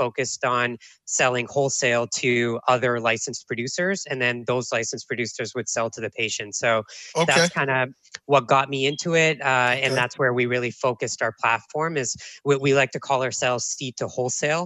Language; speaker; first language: English; native; English